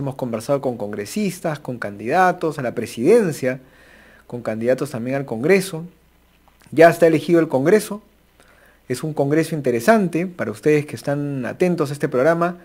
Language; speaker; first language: Spanish; native; Spanish